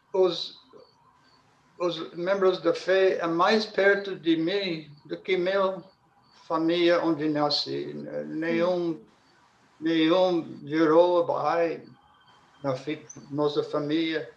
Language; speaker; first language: Portuguese; non-native, fluent; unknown